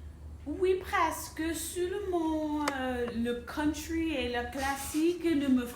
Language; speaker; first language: French; non-native, fluent; English